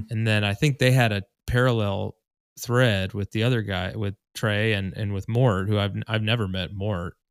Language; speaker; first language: English; native; English